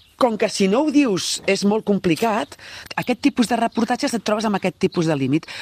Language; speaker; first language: Catalan; native; Catalan